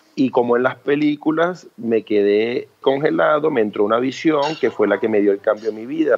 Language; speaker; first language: Spanish; early bilingual, other home language; Chinese